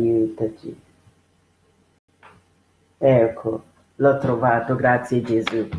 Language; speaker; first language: Italian; non-native, fluent; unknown